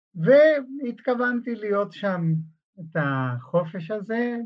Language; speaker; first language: Hebrew; non-native, fluent; Spanish